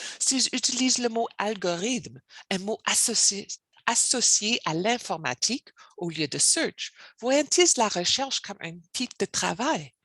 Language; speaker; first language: French; non-native, learner; English